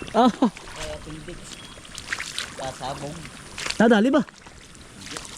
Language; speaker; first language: Filipino; native; Filipino